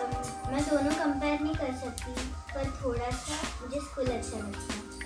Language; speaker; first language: Hindi; non-native, local second language; Malayalam